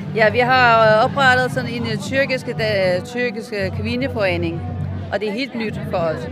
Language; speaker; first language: Danish; non-native, fluent; Turkish